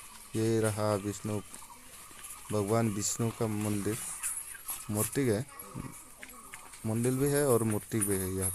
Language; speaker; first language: Hindi; non-native, local second language; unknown